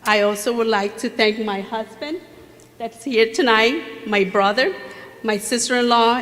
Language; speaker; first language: English; early bilingual, other home language; Spanish